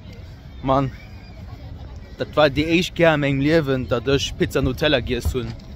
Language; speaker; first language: German; non-native, local second language; Luxembourgish